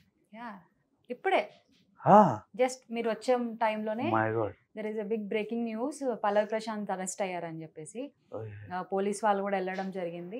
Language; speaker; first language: Telugu; native; Telugu